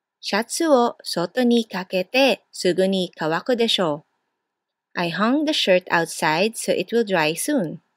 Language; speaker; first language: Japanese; non-native, fluent; Burmese